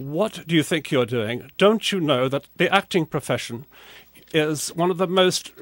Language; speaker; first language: English; native; English